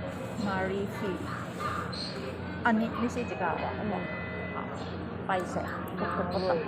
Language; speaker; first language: Chinese; non-native, learner; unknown